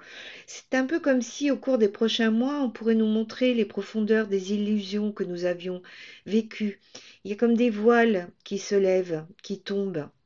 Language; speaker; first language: French; native; French